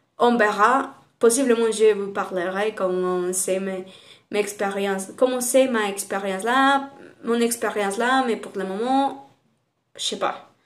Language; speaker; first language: French; non-native, learner; Spanish